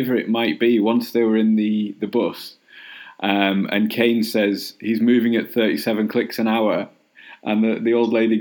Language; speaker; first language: English; native; English